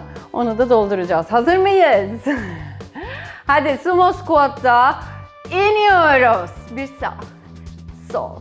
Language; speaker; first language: Turkish; non-native, fluent; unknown